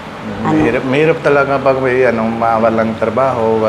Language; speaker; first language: Filipino; non-native, learner; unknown